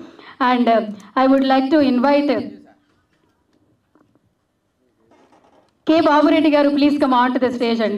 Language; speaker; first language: Telugu; native; Telugu